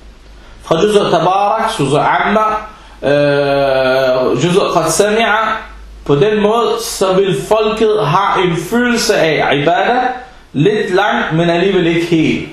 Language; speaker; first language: Danish; early bilingual, other home language; Arabic